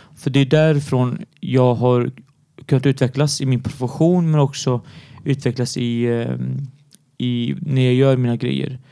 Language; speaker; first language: Swedish; early bilingual, other home language; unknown